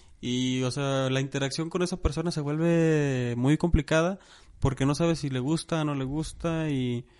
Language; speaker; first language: Spanish; native; Spanish